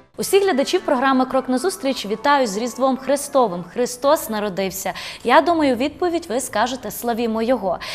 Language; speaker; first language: Ukrainian; native; Ukrainian